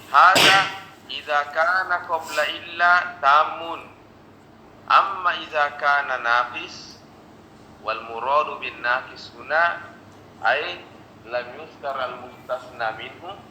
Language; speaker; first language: Arabic; non-native, fluent; Indonesian